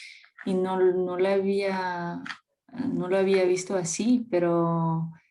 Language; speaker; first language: Spanish; non-native, fluent; French